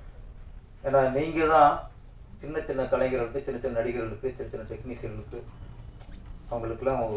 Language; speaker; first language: Tamil; native; Tamil